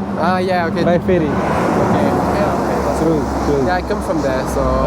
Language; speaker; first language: English; non-native, fluent; French